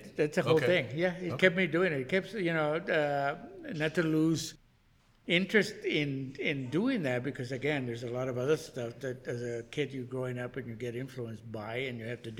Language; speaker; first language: English; native; English